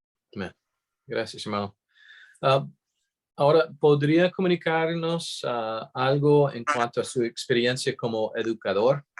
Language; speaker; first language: Spanish; non-native, fluent; English